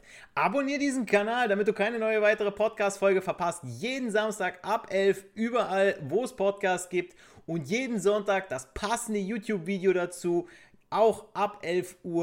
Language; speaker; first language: German; native; German